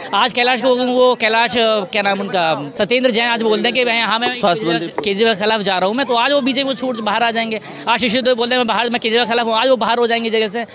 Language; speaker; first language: Hindi; native; Hindi